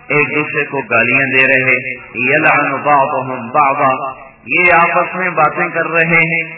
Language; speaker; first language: Urdu; non-native, local second language; Punjabi